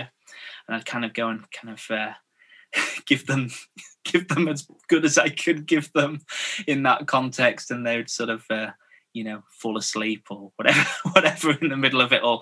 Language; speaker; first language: English; native; English